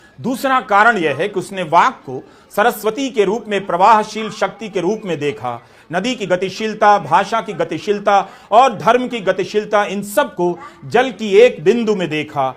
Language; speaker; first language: Hindi; non-native, local second language; Bhojpuri